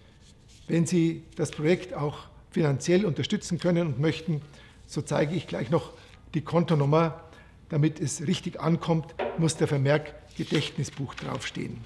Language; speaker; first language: German; native; German